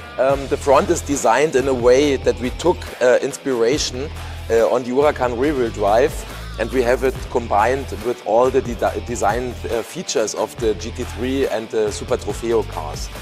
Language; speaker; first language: English; non-native, fluent; German